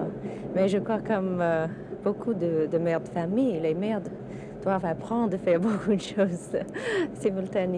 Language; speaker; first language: French; non-native, fluent; English